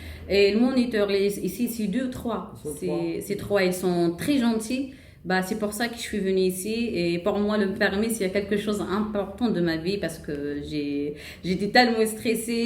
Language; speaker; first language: French; non-native, learner; Arabic